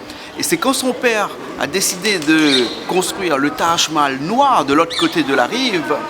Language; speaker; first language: French; native; French